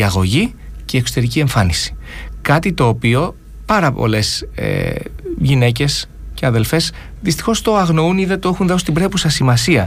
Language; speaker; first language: Greek; native; Greek